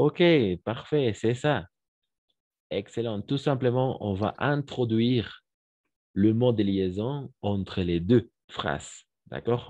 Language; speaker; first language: French; non-native, fluent; Spanish